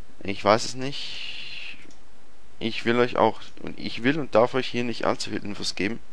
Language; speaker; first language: German; native; German